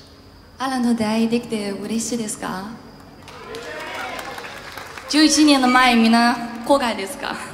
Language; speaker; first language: Japanese; non-native, learner; Chinese